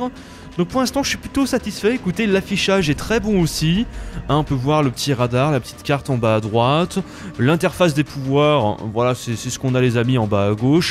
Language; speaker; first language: French; native; French